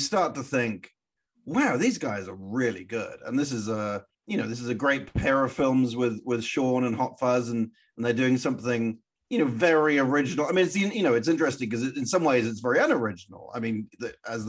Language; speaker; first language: English; native; English